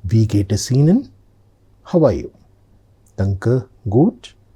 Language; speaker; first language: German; non-native, fluent; Telugu